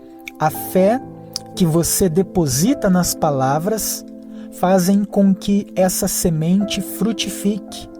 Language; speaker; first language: Portuguese; native; Portuguese